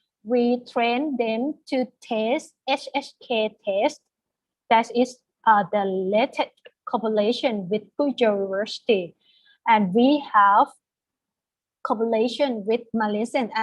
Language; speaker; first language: English; non-native, fluent; Thai